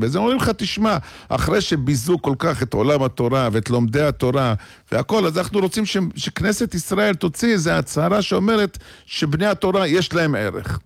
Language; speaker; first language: Hebrew; native; Hebrew